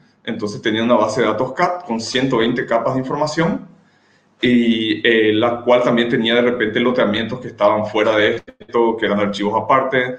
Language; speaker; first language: Spanish; native; Spanish